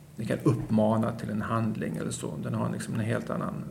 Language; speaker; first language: Swedish; native; Swedish